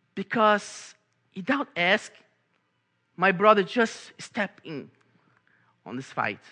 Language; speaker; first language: English; non-native, fluent; Portuguese